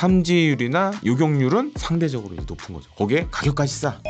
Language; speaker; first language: Korean; native; Korean